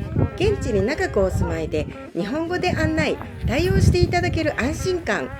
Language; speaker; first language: Japanese; native; Japanese